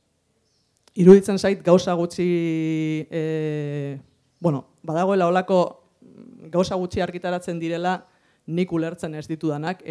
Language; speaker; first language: Basque; native; Basque